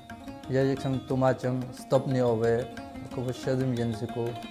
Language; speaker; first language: Polish; non-native, learner; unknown